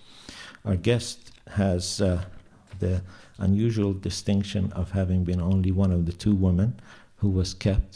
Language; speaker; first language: English; non-native, fluent; Persian